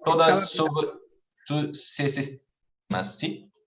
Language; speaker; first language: Spanish; non-native, fluent; Portuguese